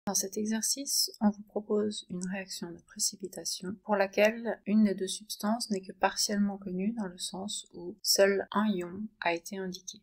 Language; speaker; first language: French; native; French